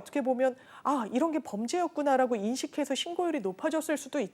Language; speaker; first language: Korean; native; Korean